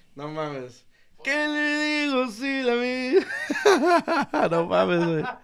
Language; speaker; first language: Spanish; early bilingual, heritage; Spanish